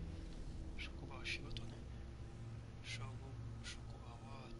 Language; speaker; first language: Japanese; non-native, learner; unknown